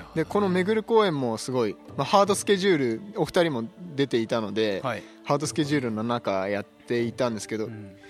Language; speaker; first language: Japanese; native; Japanese